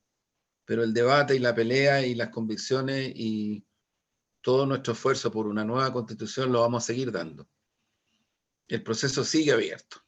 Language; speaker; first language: Spanish; native; Spanish